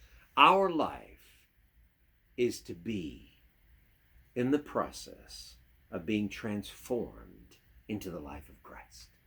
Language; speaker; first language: English; native; English